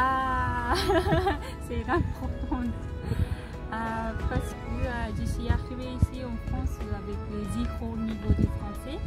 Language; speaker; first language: French; non-native, learner; Japanese